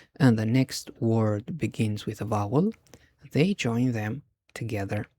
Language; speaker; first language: English; non-native, fluent; Albanian